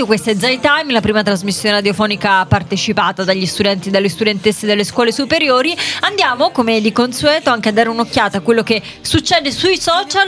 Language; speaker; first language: Italian; native; Italian